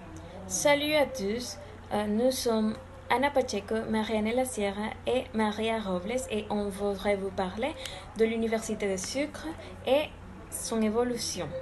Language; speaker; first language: French; non-native, learner; Spanish